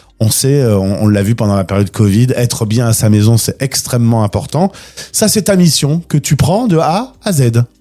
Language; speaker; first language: French; native; French